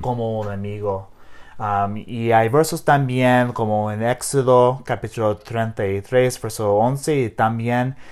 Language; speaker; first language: Spanish; non-native, learner; English